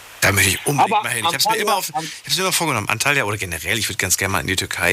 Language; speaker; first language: German; native; German